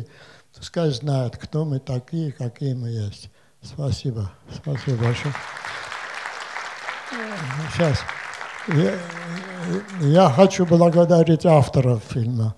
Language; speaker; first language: Russian; non-native, local second language; Armenian